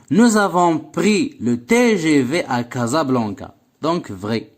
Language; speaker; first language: French; non-native, local second language; Arabic